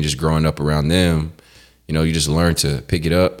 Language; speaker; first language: English; native; English